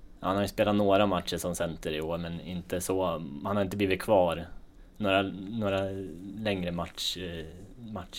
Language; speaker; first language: Swedish; native; Swedish